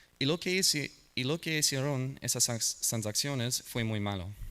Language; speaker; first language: Spanish; non-native, learner; English